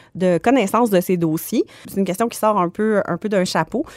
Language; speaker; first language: French; native; French